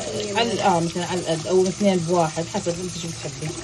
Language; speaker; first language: Arabic; native; Arabic